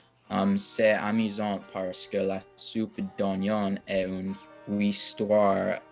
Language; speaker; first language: French; non-native, learner; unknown